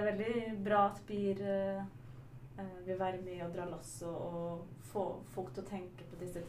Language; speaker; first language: Norwegian; native; Norwegian